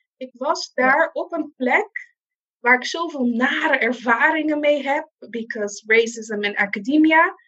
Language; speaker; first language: Dutch; non-native, local second language; Papiamento